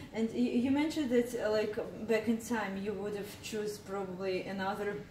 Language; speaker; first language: English; non-native, fluent; Russian